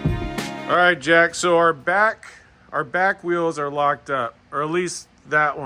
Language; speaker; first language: English; native; English